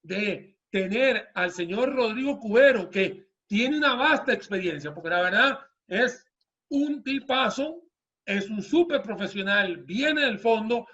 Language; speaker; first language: Spanish; native; Spanish